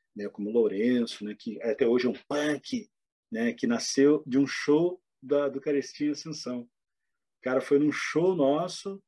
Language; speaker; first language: Portuguese; native; Portuguese